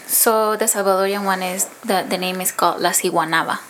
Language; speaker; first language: English; non-native, fluent; Spanish